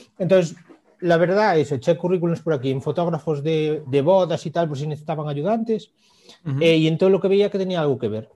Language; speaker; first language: Spanish; native; Spanish